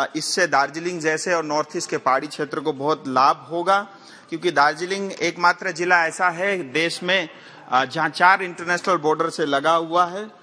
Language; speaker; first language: Hindi; non-native, local second language; Nepali